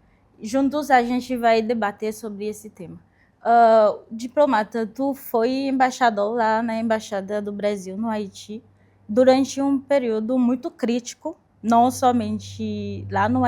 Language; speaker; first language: Portuguese; non-native, fluent; Haitian Creole